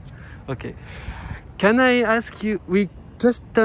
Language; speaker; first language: English; non-native, learner; French